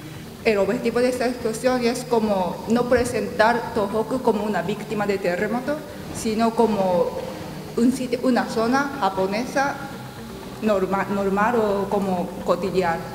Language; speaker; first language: Spanish; non-native, learner; Japanese